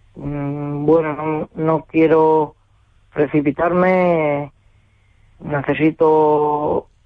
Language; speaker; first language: Spanish; native; Spanish